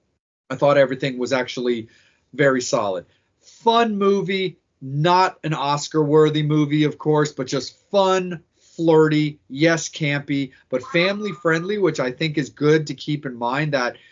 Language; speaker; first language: English; native; English